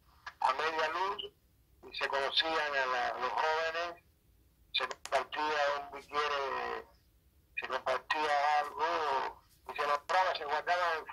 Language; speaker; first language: Spanish; native; Spanish